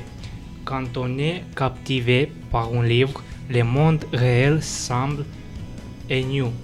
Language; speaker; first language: French; non-native, learner; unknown